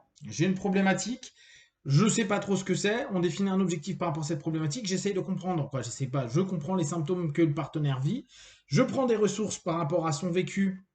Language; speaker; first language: French; native; French